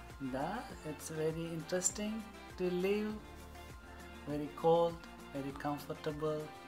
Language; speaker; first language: English; non-native, local second language; Malayalam